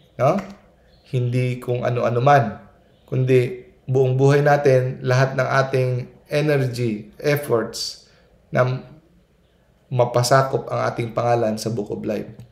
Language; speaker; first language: Filipino; non-native, local second language; Cebuano